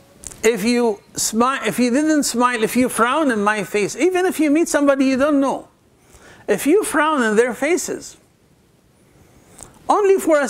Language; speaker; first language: English; non-native, fluent; Arabic